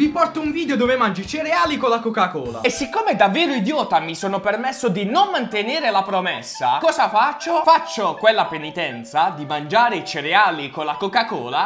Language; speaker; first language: Italian; native; Italian